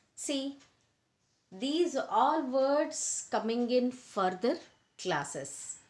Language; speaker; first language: English; non-native, local second language; Telugu